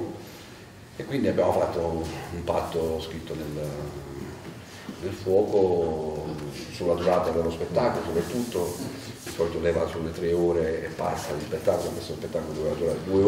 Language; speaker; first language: Italian; native; Italian